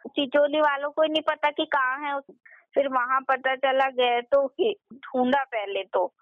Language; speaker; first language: Hindi; native; Hindi